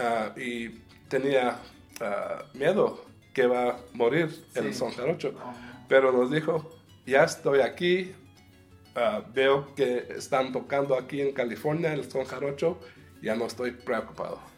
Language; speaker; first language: Spanish; early bilingual, heritage; Spanish